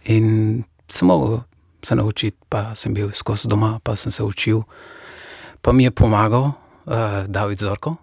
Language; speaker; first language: Slovenian; non-native, fluent; Persian